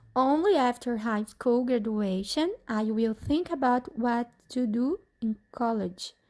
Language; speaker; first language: English; non-native, fluent; Portuguese